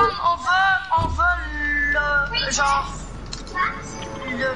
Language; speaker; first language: French; native; French